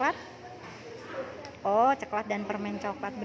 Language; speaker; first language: Indonesian; native; Indonesian